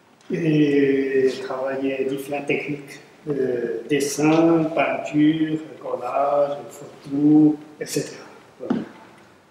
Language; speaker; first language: French; non-native, fluent; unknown